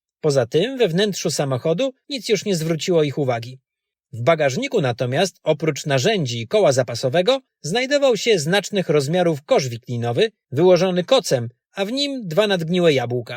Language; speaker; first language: Polish; native; Polish